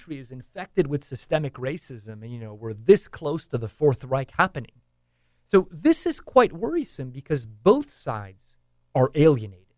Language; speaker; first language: English; native; English